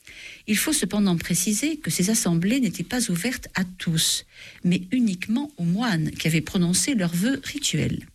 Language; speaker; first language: French; native; French